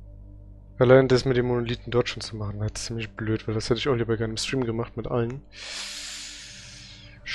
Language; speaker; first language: German; native; German